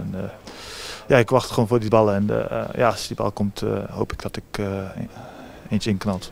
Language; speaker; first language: Dutch; early bilingual, heritage; Japanese